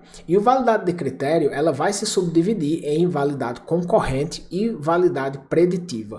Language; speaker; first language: Portuguese; native; Portuguese